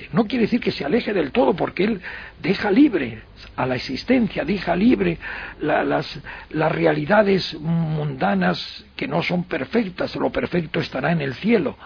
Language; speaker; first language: Spanish; native; Spanish